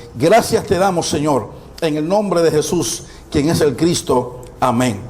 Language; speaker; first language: Spanish; non-native, fluent; Haitian Creole